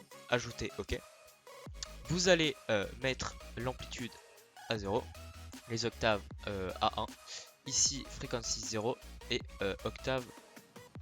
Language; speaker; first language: French; native; French